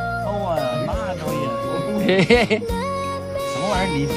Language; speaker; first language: Chinese; native; Chinese